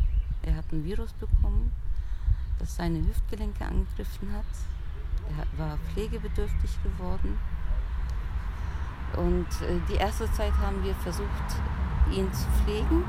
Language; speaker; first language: German; early bilingual, other home language; Turkish